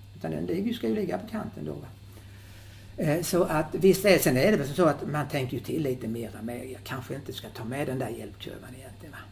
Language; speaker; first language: Swedish; native; Swedish